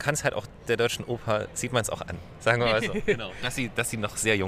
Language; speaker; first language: German; native; German